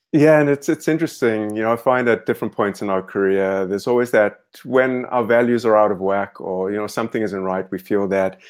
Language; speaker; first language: English; native; English